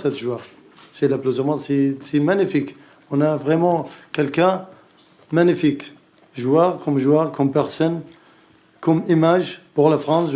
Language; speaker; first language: French; non-native, learner; Arabic